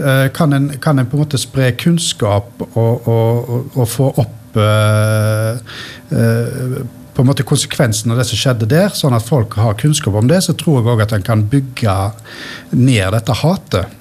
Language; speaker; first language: Norwegian; native; Norwegian